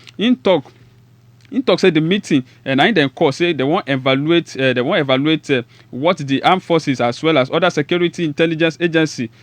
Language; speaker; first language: Nigerian Pidgin; non-native, local second language; Yoruba